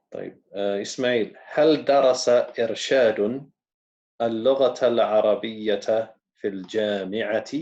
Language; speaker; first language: Arabic; non-native, fluent; English